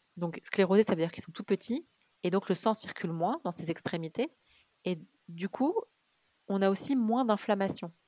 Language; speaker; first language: French; early bilingual, other home language; Arabic